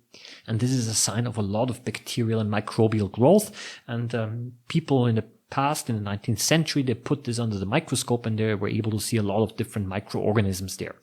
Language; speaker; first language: English; non-native, fluent; German